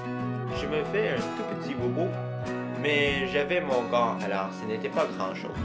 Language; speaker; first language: French; non-native, fluent; English